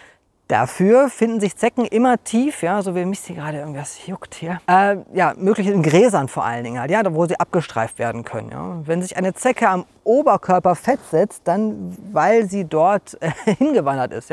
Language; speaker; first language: German; native; German